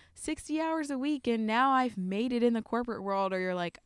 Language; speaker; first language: English; native; English